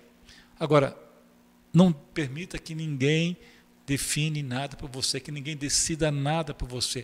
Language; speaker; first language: Portuguese; native; Portuguese